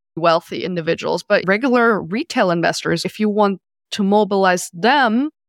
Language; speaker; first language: English; non-native, fluent; German